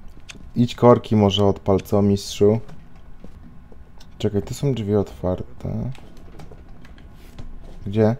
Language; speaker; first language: Polish; native; Polish